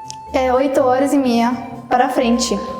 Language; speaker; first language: Portuguese; non-native, fluent; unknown